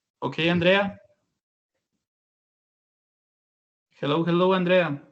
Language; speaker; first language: English; non-native, fluent; Spanish